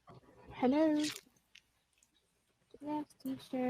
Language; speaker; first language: English; non-native, learner; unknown